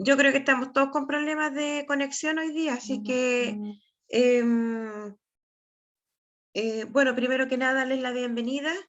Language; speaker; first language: Spanish; native; Spanish